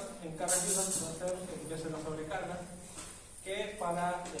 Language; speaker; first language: Spanish; native; Spanish